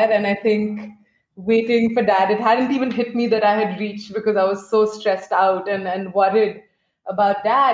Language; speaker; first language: English; non-native, local second language; Hindi